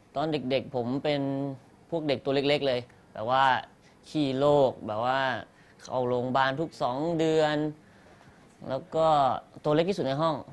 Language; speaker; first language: Thai; native; Thai